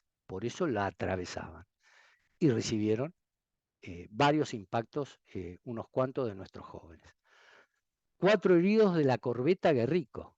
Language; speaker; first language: Spanish; native; Spanish